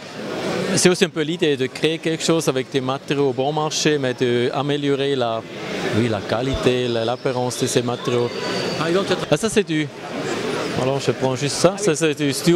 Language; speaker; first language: French; non-native, local second language; German